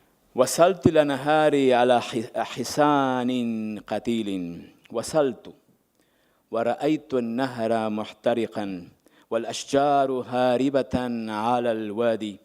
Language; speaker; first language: Arabic; native; Arabic